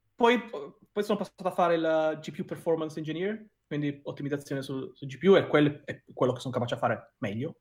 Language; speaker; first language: Italian; native; Italian